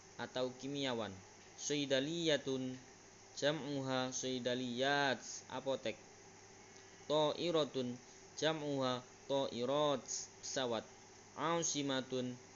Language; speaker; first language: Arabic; non-native, learner; Indonesian